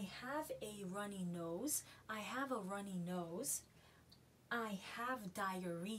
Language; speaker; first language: English; non-native, learner; Haitian Creole